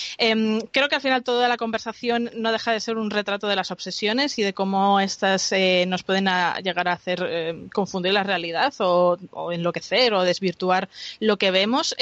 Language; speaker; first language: Spanish; native; Spanish